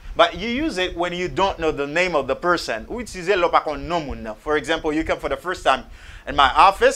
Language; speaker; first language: English; non-native, fluent; Haitian Creole